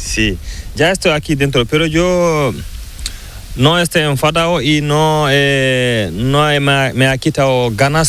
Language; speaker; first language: Spanish; non-native, learner; Fula